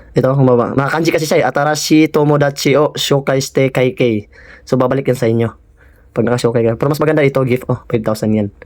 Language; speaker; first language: Filipino; non-native, local second language; Cebuano